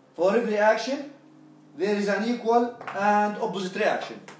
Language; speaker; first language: English; non-native, fluent; Arabic